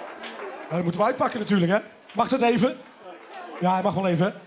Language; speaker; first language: Dutch; native; Dutch